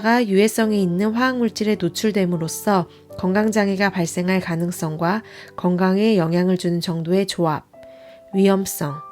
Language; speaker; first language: Korean; native; Korean